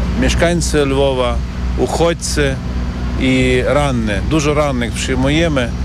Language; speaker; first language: Polish; non-native, learner; Ukrainian